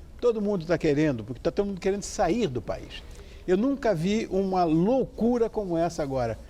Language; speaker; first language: Portuguese; native; Portuguese